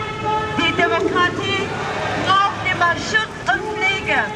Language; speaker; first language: German; non-native, fluent; Korean